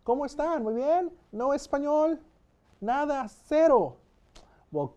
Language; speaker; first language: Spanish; non-native, fluent; English